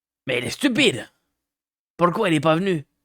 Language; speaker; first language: French; native; French